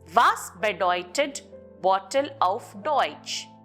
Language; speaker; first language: German; non-native, fluent; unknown